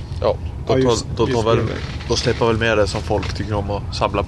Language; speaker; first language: Swedish; native; Swedish